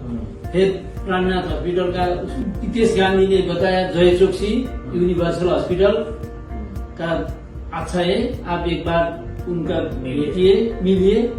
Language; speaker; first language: Hindi; non-native, learner; Nepali